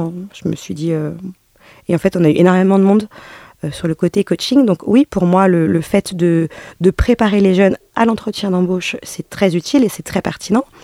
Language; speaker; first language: French; native; French